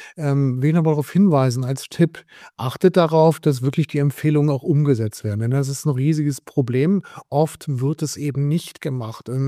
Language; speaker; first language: German; native; German